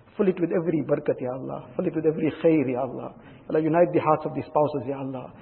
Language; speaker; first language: English; native; English